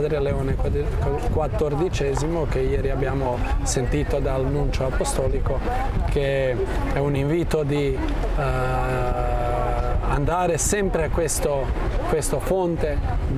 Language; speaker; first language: Italian; non-native, fluent; Croatian